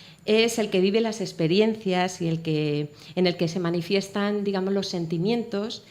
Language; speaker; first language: Spanish; native; Spanish